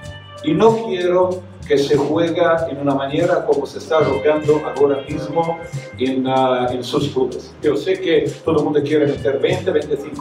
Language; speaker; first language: Spanish; non-native, fluent; Serbian